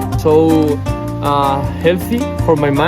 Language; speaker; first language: English; non-native, learner; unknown